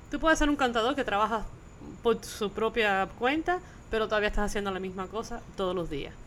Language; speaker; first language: Spanish; early bilingual, heritage; Spanish